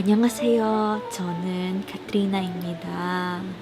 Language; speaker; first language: Korean; non-native, learner; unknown